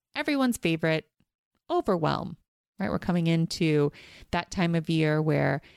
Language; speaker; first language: English; native; English